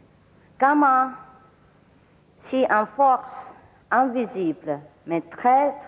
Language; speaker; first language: French; non-native, learner; Vietnamese